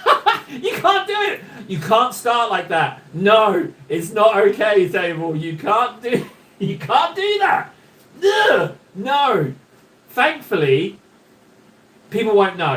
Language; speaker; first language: English; native; English